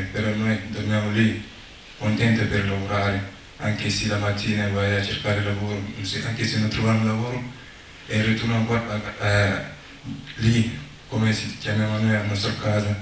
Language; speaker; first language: Italian; non-native, learner; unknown